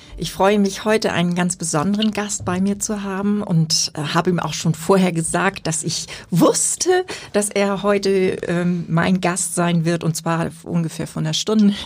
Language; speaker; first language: German; native; German